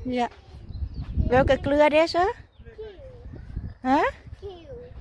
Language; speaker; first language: Dutch; non-native, fluent; Thai